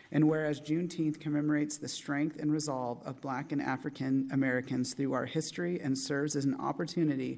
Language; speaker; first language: English; native; English